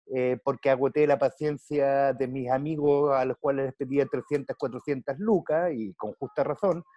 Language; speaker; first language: Spanish; early bilingual, heritage; Spanish